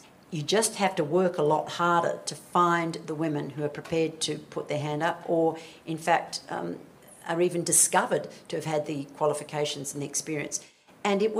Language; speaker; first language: English; native; English